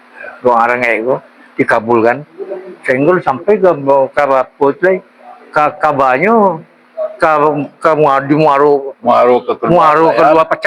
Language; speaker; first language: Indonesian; non-native, local second language; Minangkabau